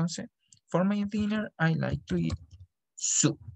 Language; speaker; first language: English; non-native, fluent; Spanish